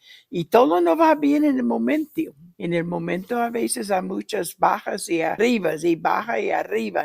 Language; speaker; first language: Spanish; non-native, fluent; English